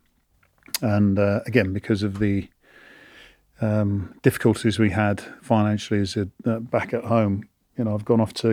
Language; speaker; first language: English; native; English